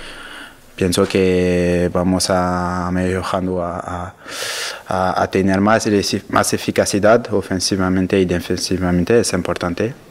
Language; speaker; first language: Spanish; non-native, learner; French